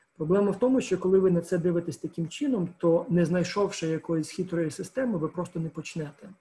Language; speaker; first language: Ukrainian; native; Ukrainian